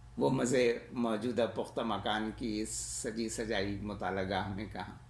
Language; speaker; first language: Urdu; native; Urdu